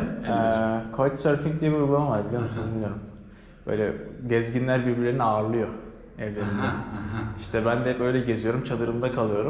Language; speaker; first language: Turkish; native; Turkish